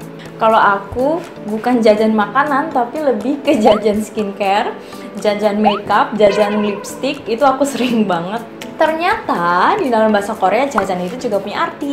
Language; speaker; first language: Indonesian; non-native, fluent; Korean